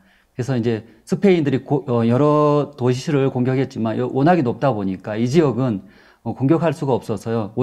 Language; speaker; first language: Korean; native; Korean